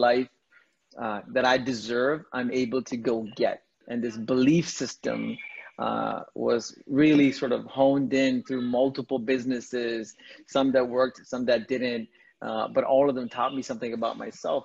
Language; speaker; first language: English; non-native, local second language; Tamil